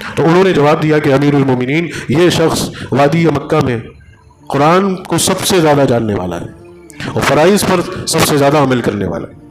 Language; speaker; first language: Urdu; native; Urdu